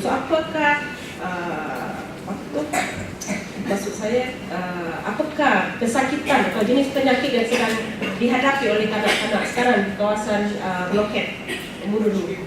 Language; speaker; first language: Malay; native; Malay